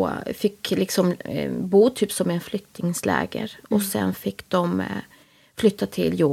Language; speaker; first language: Swedish; early bilingual, other home language; Spanish